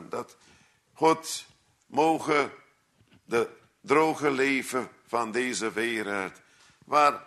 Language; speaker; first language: Dutch; non-native, fluent; Hungarian